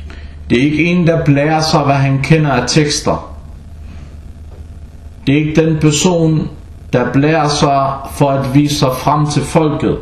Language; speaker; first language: Danish; early bilingual, other home language; Arabic